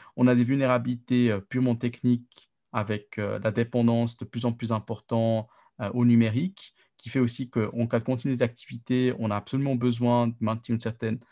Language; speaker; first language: French; native; French